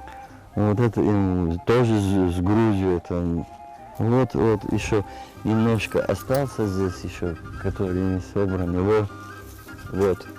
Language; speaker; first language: Russian; non-native, local second language; Georgian